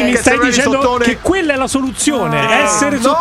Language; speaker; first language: Italian; native; Italian